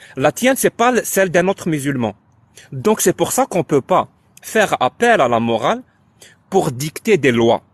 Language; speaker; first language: French; non-native, local second language; Arabic